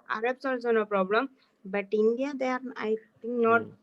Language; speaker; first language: English; non-native, learner; Malayalam